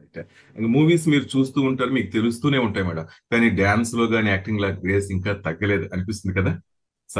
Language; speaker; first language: Telugu; native; Telugu